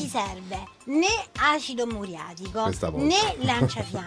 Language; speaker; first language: Italian; native; Italian